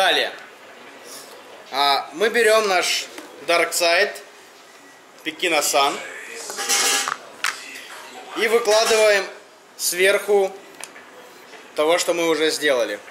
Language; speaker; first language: Russian; native; Russian